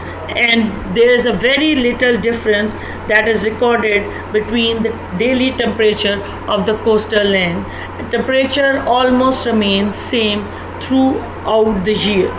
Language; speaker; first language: English; non-native, local second language; Urdu